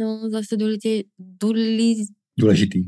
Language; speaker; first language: Czech; non-native, fluent; Russian